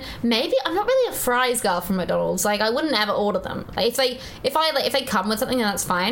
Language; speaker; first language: English; native; English